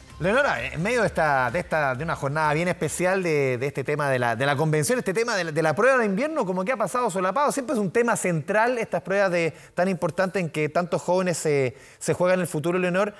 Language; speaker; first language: Spanish; native; Spanish